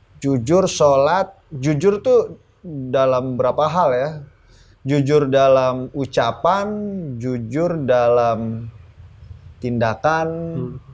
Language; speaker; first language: Indonesian; native; Indonesian